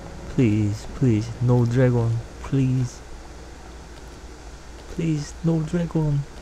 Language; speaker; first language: English; non-native, learner; Korean